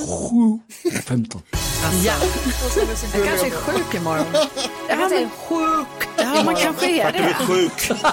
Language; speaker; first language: Swedish; native; Swedish